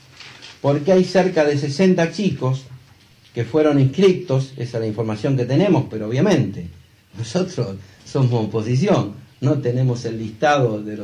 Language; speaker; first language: Spanish; native; Spanish